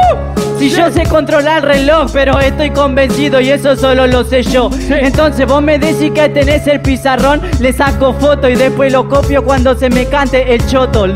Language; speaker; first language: Spanish; native; Spanish